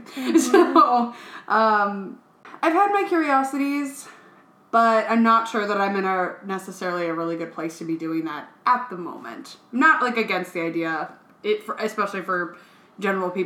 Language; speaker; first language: English; native; English